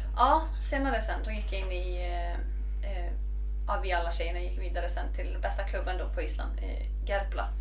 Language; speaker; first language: Swedish; non-native, fluent; Icelandic